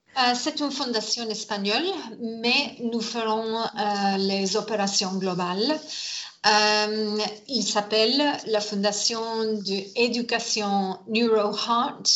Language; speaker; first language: French; non-native, learner; English